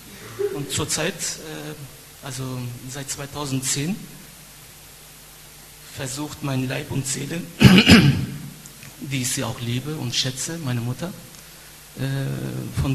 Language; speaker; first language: German; non-native, fluent; Turkish